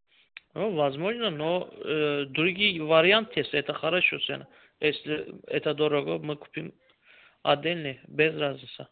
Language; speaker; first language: Russian; non-native, learner; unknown